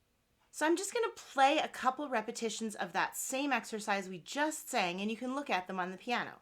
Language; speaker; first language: English; native; English